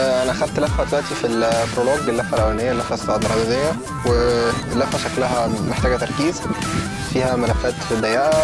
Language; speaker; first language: Arabic; native; Arabic